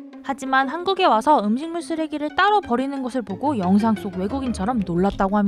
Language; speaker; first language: Korean; native; Korean